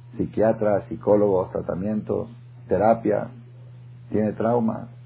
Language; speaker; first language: Spanish; non-native, fluent; Hebrew